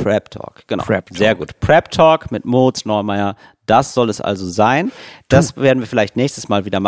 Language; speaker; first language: German; native; German